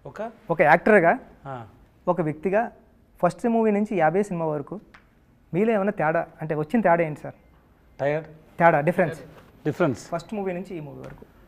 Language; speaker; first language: Telugu; native; Telugu